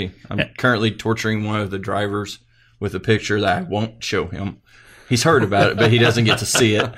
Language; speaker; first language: English; native; English